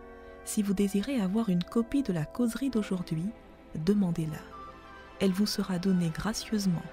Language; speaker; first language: French; native; French